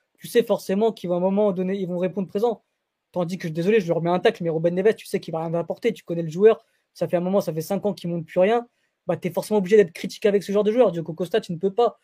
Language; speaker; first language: French; early bilingual, other home language; Portuguese